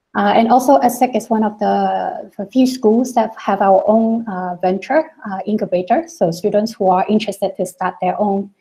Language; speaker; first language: English; non-native, local second language; Cantonese